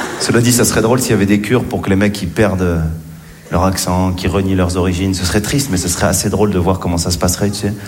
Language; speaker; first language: French; native; French